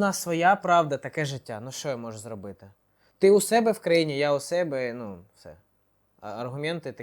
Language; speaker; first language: Ukrainian; non-native, local second language; Russian